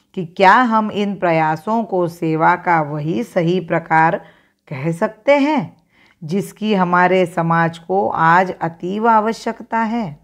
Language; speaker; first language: Hindi; non-native, local second language; Marathi